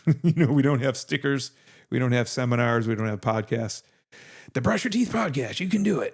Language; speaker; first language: English; native; English